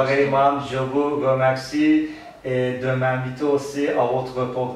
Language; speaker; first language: French; non-native, learner; Turkish